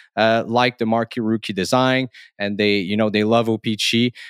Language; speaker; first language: English; non-native, fluent; French